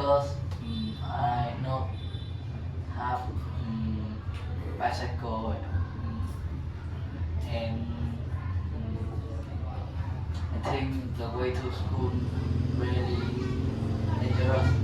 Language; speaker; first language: English; non-native, learner; Vietnamese